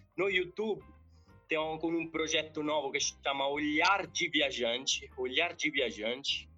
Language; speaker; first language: Portuguese; non-native, fluent; Italian